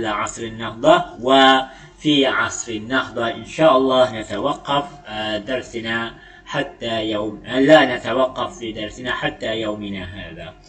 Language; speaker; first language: Arabic; non-native, fluent; Malay